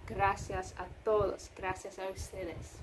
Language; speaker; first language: Spanish; non-native, fluent; English